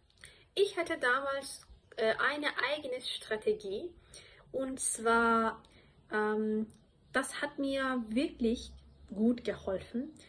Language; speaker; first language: German; non-native, fluent; Turkish